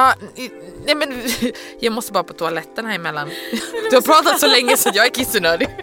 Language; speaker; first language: Swedish; native; Swedish